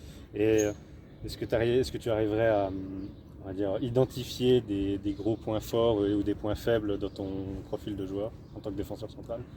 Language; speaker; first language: French; native; French